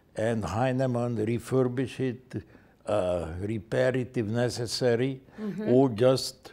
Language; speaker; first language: English; non-native, fluent; Hungarian